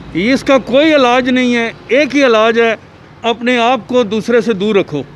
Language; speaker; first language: Urdu; non-native, local second language; Punjabi